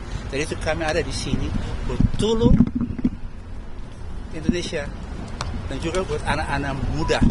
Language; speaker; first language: Indonesian; early bilingual, heritage; Dutch